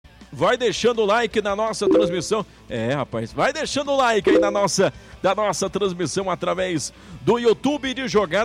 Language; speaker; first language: Portuguese; native; Portuguese